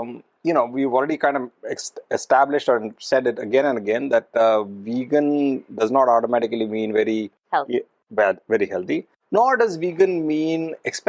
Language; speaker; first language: English; non-native, local second language; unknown